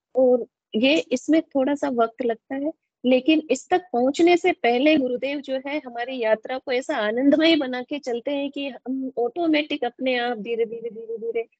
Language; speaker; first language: Hindi; native; Hindi